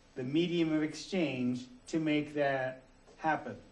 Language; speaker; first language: English; native; English